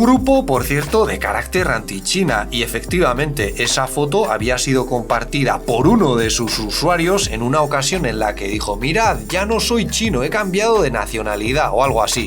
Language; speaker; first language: Spanish; native; Spanish